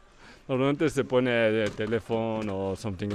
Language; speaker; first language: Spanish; non-native, learner; French